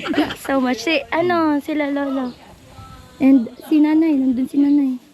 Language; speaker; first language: Filipino; non-native, local second language; Bikol